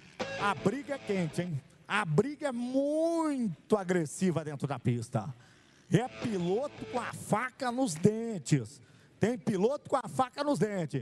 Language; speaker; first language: Portuguese; native; Portuguese